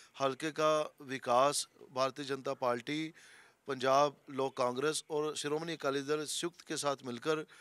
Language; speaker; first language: Hindi; non-native, local second language; Punjabi